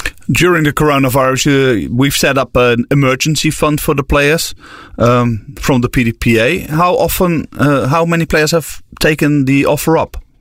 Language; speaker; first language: English; non-native, fluent; Dutch